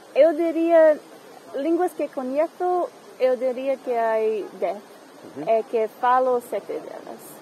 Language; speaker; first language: Galician; non-native, fluent; English